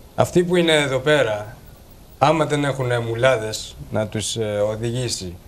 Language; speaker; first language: Greek; non-native, fluent; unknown